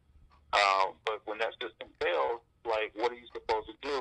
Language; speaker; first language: English; native; English